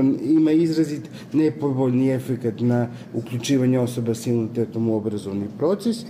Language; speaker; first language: Serbian; native; Serbian